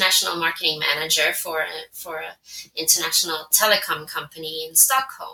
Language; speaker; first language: English; non-native, fluent; Swedish